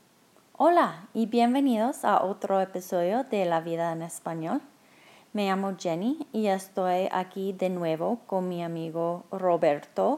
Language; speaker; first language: Spanish; non-native, fluent; English